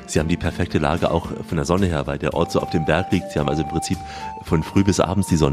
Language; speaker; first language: German; native; German